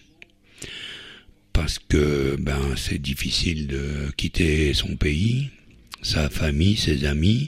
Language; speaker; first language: French; native; French